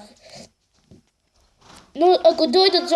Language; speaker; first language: Bulgarian; native; Bulgarian